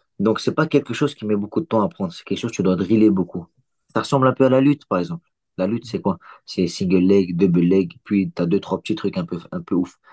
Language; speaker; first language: French; early bilingual, other home language; Chechen